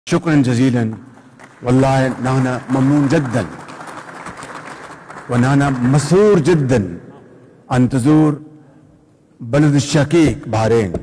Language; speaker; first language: Arabic; non-native, learner; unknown